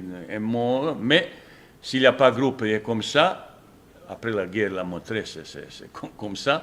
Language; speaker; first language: French; non-native, fluent; Bosnian